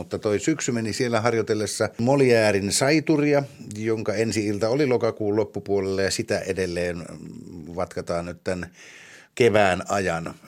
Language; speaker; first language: Finnish; native; Finnish